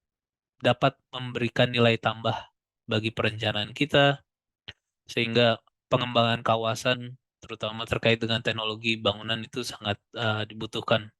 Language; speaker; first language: Indonesian; native; Indonesian